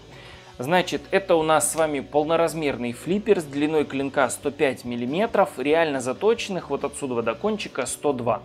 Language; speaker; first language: Russian; native; Russian